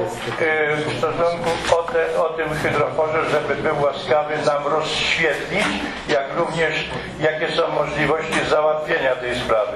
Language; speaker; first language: Polish; native; Polish